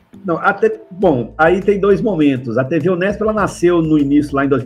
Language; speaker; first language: Portuguese; native; Portuguese